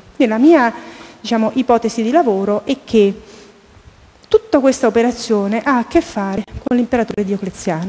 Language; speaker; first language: Italian; native; Italian